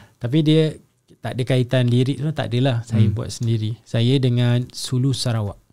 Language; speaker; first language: Malay; native; Malay